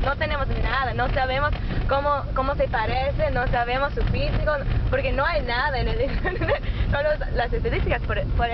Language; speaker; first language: Spanish; non-native, learner; English